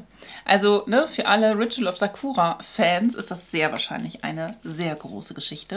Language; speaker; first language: German; native; German